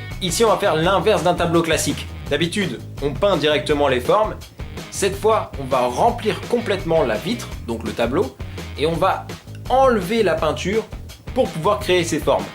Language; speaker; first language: French; native; French